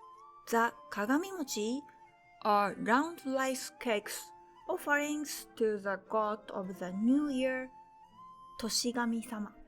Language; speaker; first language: English; non-native, fluent; Japanese